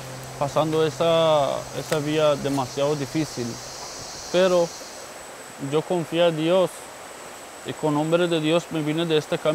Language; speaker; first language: Spanish; non-native, learner; Haitian Creole